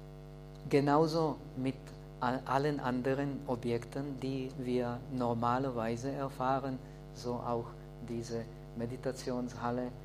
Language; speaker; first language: German; non-native, fluent; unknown